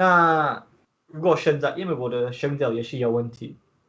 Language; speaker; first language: Chinese; non-native, learner; English